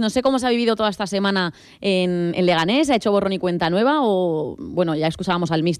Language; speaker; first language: Spanish; native; Spanish